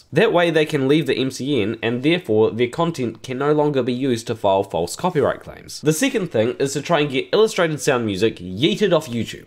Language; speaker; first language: English; native; English